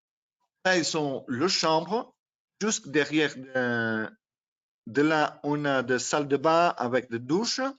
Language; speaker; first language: French; non-native, learner; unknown